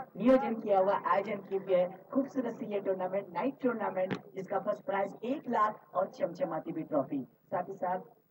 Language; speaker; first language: Hindi; non-native, local second language; Marathi